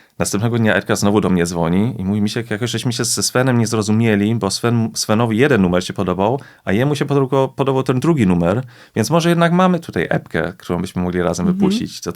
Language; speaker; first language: Polish; early bilingual, heritage; Polish